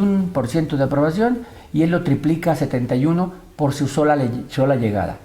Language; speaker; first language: Spanish; native; Spanish